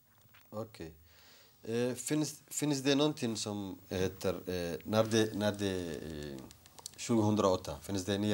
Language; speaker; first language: Swedish; non-native, learner; Somali